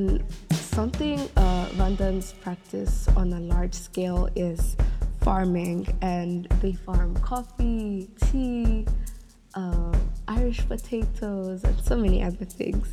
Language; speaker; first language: English; non-native, local second language; Kinyarwanda